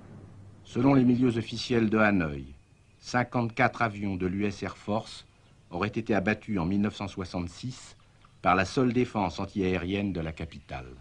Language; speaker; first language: French; native; French